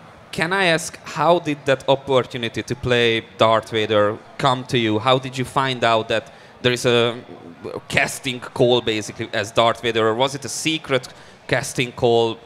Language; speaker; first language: English; early bilingual, other home language; Hungarian